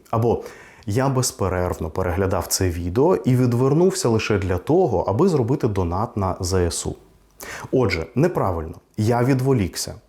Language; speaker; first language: Ukrainian; non-native, local second language; Russian